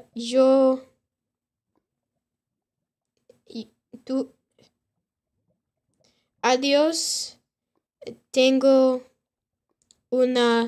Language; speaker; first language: Spanish; non-native, learner; English